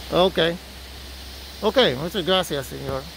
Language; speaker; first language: Spanish; non-native, learner; English